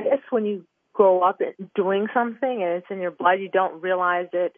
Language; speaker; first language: English; native; English